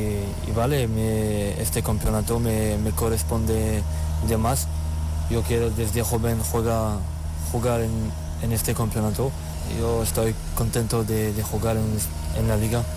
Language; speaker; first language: Spanish; non-native, learner; French